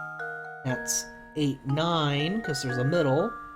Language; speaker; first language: English; native; English